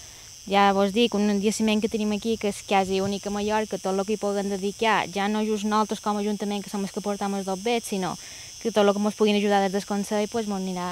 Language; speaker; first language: Catalan; native; Catalan